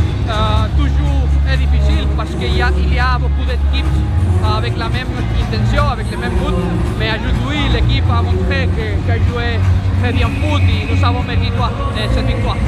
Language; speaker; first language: French; non-native, fluent; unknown